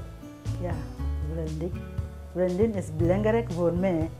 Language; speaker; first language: Dutch; non-native, learner; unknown